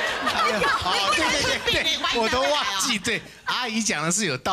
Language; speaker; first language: Chinese; native; Chinese